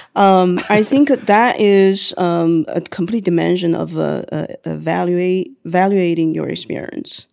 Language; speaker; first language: English; non-native, fluent; Chinese